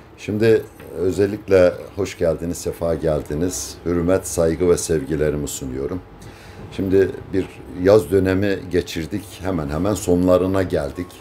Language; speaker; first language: Turkish; native; Turkish